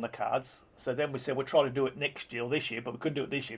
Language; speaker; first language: English; native; English